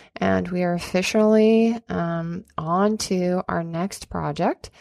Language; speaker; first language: English; native; English